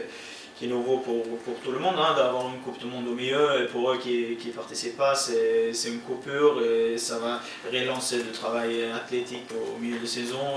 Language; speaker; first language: French; non-native, fluent; Norwegian